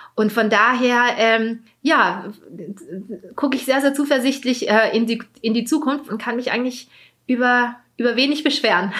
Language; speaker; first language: German; early bilingual, other home language; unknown